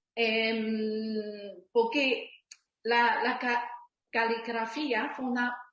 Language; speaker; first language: Spanish; non-native, learner; Chinese